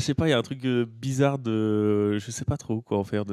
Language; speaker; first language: French; native; French